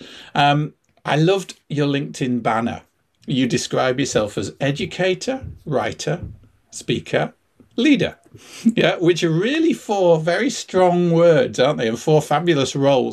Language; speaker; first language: English; native; English